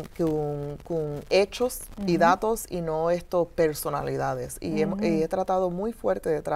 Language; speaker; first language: Spanish; early bilingual, heritage; Spanish